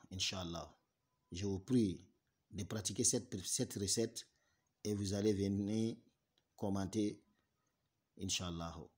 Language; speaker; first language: French; non-native, local second language; Bambara